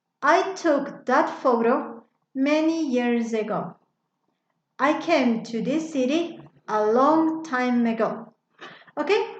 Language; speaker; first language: English; non-native, fluent; Spanish